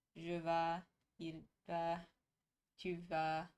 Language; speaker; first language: French; non-native, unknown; English